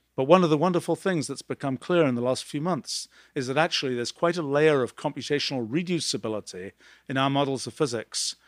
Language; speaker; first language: English; native; English